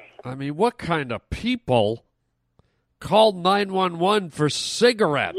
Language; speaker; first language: English; native; English